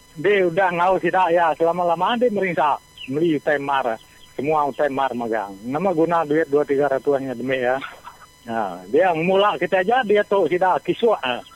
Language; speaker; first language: Malay; native; Malay